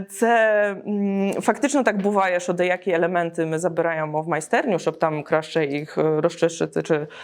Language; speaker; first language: Polish; non-native, learner; Ukrainian